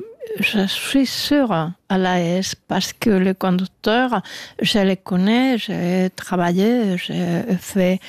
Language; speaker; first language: French; non-native, learner; Spanish